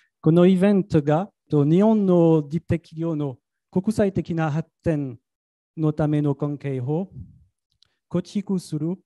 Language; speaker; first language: Japanese; non-native, fluent; French